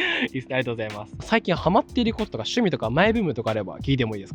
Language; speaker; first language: Japanese; native; Japanese